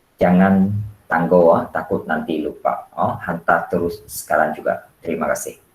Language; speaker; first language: Malay; non-native, local second language; Chinese